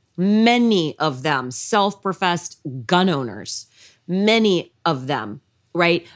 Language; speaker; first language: English; native; English